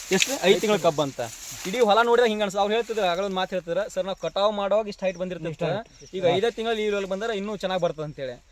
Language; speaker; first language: Kannada; native; Kannada